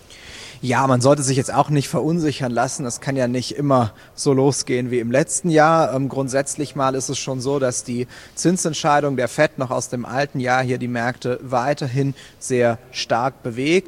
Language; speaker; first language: German; native; German